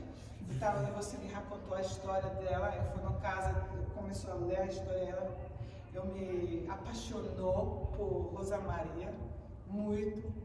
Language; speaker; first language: Portuguese; non-native, learner; Swedish